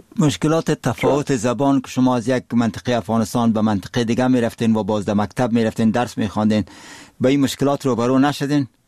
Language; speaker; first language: Persian; native; Persian